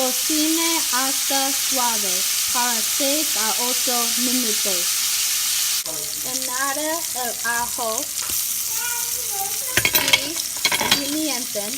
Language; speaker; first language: Spanish; non-native, learner; English